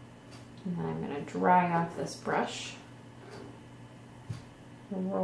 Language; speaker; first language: English; native; English